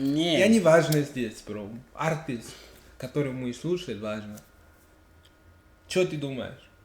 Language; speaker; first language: Russian; non-native, learner; English